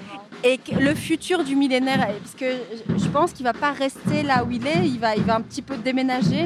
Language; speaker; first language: French; native; French